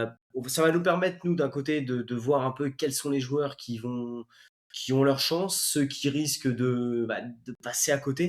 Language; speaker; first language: French; native; French